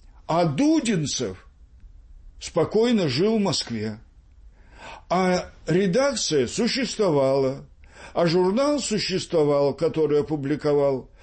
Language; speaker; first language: Russian; native; Russian